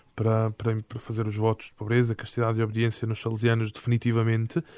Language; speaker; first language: Portuguese; native; Portuguese